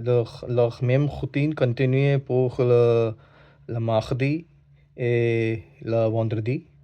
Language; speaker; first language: French; non-native, learner; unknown